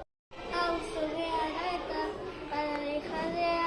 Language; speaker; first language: Basque; non-native, local second language; Spanish